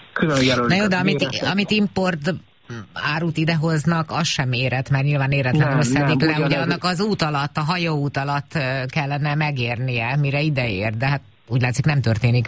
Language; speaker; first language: Hungarian; native; Hungarian